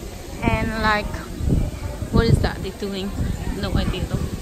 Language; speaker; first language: English; non-native, fluent; Khmer